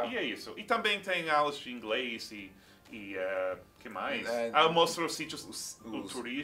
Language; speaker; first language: Portuguese; non-native, fluent; English